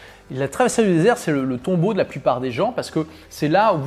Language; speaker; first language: French; native; French